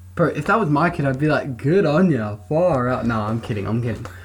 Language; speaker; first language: English; native; English